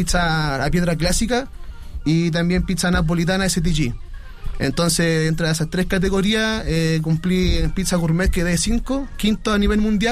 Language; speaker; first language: Spanish; native; Spanish